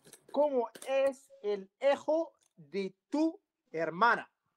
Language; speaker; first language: Spanish; non-native, learner; Arabic